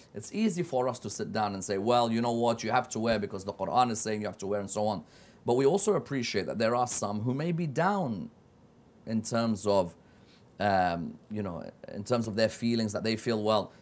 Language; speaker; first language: English; native; English